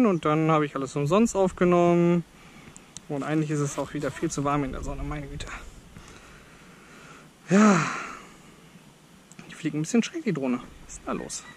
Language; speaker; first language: German; native; German